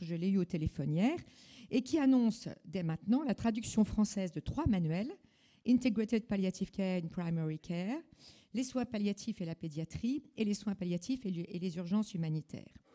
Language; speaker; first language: French; native; French